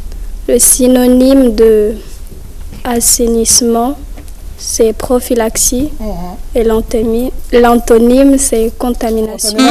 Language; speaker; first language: French; non-native, local second language; Comorian